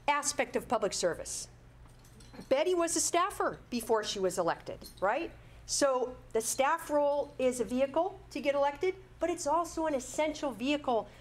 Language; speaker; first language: English; native; English